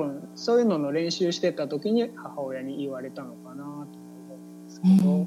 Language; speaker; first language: Japanese; native; Japanese